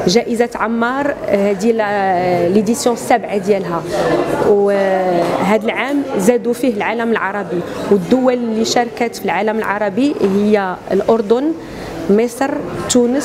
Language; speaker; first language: Arabic; native; Arabic